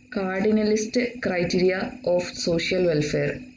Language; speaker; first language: English; non-native, local second language; Malayalam